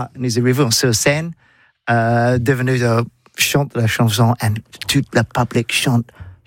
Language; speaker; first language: French; non-native, learner; English